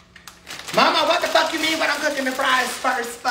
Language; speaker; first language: English; native; English